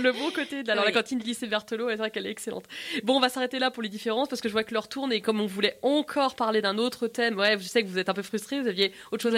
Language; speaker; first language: French; native; French